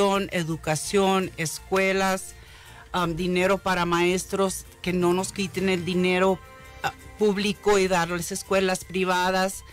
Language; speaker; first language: Spanish; early bilingual, heritage; Spanish